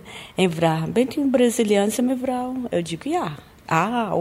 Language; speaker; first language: Dutch; non-native, learner; Portuguese